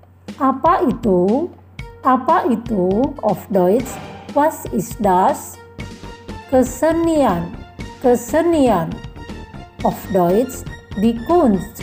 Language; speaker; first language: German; non-native, fluent; Indonesian